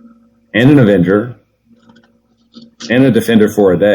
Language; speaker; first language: English; native; English